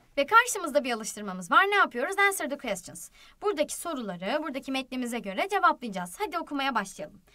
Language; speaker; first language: Turkish; native; Turkish